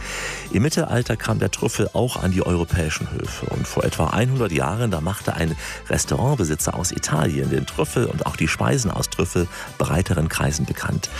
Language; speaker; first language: German; native; German